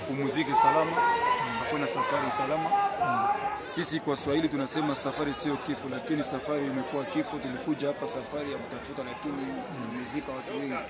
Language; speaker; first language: Swahili; non-native, local second language; Lingala